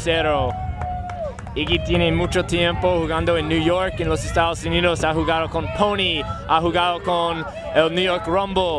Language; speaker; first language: Spanish; non-native, learner; English